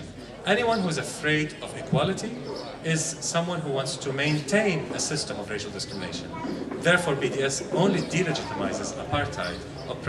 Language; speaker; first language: English; non-native, fluent; Arabic